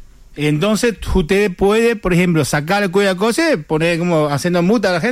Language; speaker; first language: Spanish; non-native, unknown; Chinese